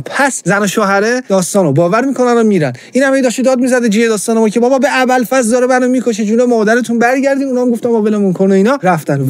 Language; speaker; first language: Persian; native; Persian